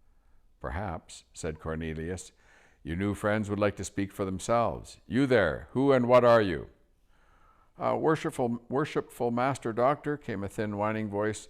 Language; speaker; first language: English; native; English